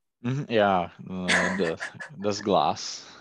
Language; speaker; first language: German; non-native, learner; Czech